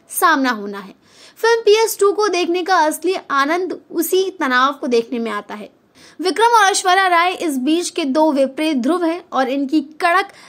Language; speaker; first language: Hindi; native; Hindi